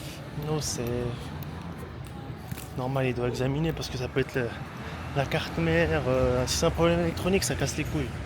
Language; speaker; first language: French; native; French